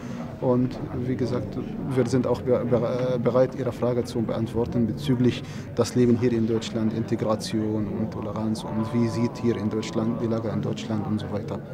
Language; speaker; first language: German; non-native, fluent; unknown